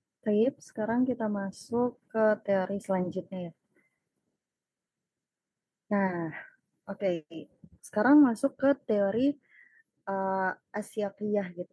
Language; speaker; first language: Indonesian; native; Indonesian